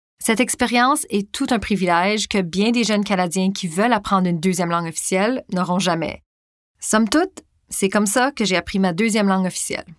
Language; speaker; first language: French; non-native, local second language; English